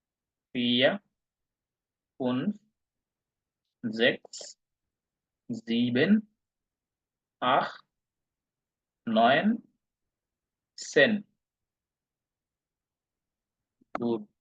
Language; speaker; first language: German; non-native, learner; Bangla